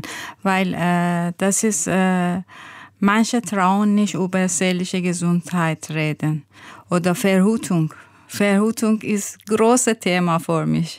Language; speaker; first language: German; non-native, learner; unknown